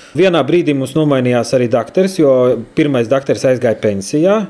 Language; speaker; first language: Latvian; native; Latvian